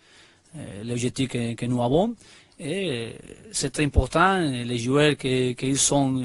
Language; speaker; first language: French; non-native, learner; Spanish